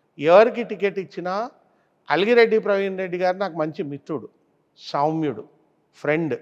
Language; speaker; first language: Telugu; native; Telugu